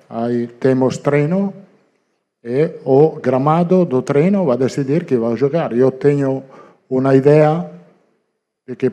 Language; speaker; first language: Portuguese; non-native, learner; Italian